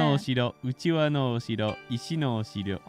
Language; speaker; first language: Japanese; non-native, fluent; English